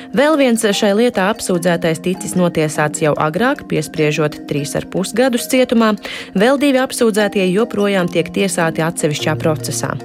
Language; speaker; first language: Latvian; native; Latvian